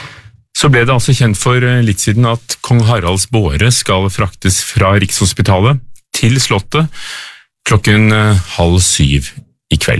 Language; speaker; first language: Norwegian; native; Norwegian